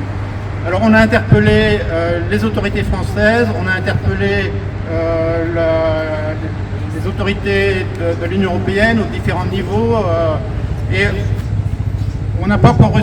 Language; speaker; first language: French; native; French